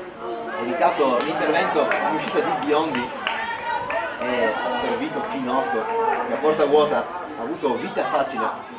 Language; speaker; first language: Italian; native; Italian